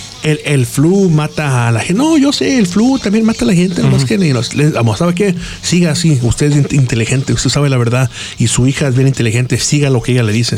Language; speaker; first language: Spanish; early bilingual, other home language; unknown